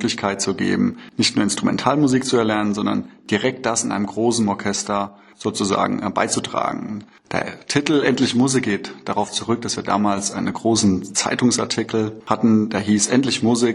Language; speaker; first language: German; native; German